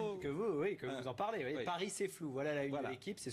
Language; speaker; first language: French; native; French